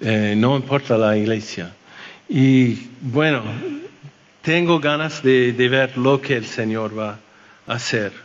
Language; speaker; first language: Spanish; non-native, fluent; French